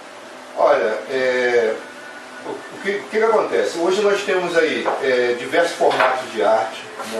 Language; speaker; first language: Portuguese; native; Portuguese